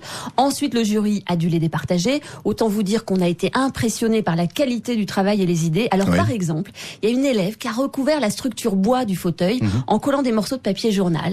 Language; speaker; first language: French; native; French